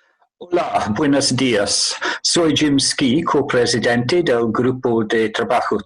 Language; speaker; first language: Spanish; non-native, fluent; English